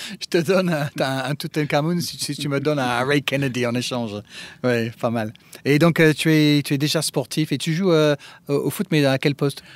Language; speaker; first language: French; non-native, fluent; English